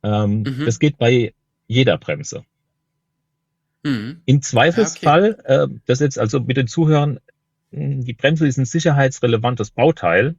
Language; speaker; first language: German; native; German